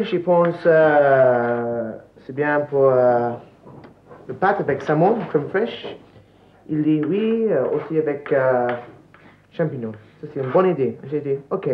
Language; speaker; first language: French; non-native, learner; English